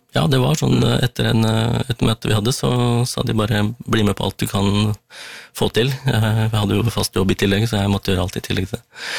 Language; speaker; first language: Norwegian; early bilingual, other home language; Tamil